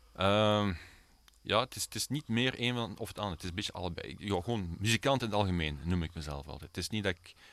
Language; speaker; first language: Dutch; early bilingual, other home language; Swedish